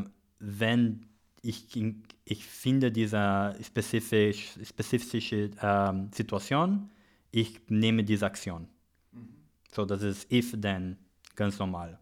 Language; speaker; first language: German; non-native, learner; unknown